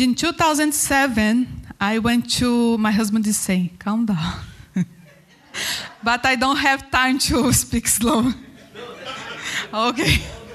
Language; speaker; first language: English; non-native, learner; Portuguese